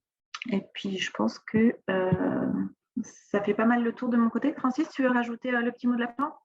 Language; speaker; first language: French; native; French